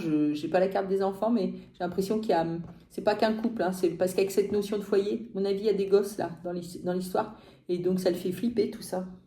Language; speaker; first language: French; native; French